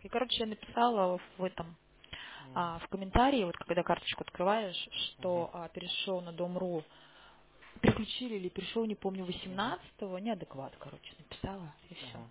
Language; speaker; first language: Russian; native; Russian